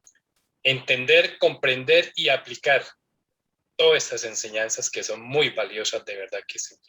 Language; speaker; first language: Spanish; native; Spanish